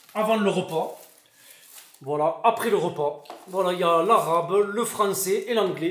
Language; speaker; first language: French; native; French